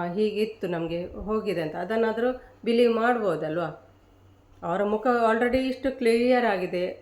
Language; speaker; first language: Kannada; native; Kannada